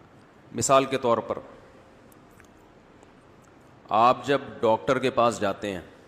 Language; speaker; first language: Urdu; native; Urdu